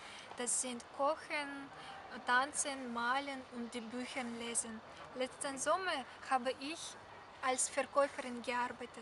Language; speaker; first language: German; non-native, learner; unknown